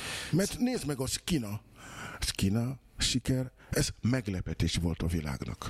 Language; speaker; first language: Hungarian; non-native, fluent; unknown